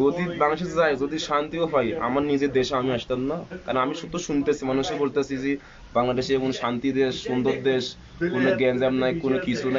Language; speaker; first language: Bangla; non-native, fluent; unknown